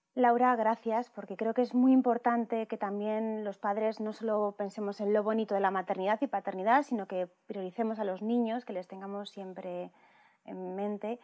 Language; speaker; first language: Spanish; native; Spanish